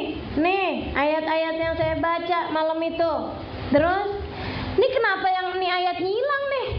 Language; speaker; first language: Indonesian; native; Indonesian